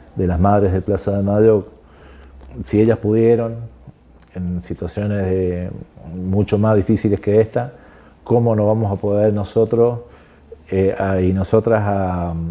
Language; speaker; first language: Spanish; native; Spanish